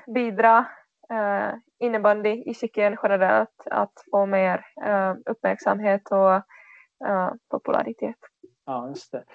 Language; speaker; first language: Swedish; non-native, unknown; Czech